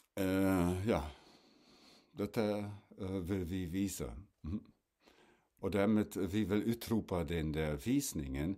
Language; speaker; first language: Swedish; non-native, fluent; German